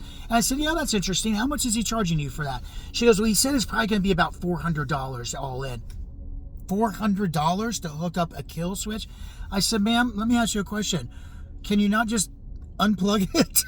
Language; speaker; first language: English; native; English